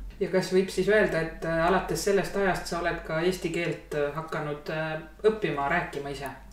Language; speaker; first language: Estonian; native; Estonian